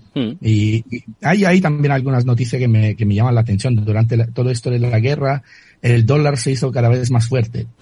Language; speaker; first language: Spanish; non-native, fluent; Italian